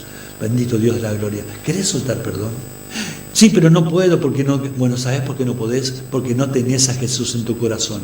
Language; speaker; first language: Spanish; native; Spanish